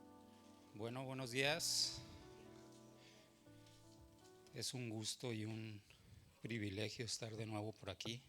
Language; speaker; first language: Spanish; native; Spanish